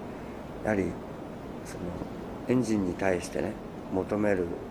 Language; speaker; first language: Japanese; native; Japanese